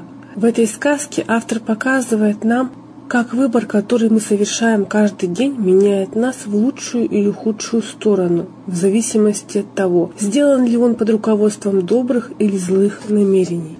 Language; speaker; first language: Russian; native; Russian